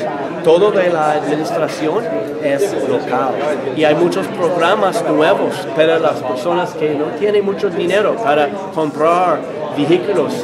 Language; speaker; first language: Spanish; non-native, learner; English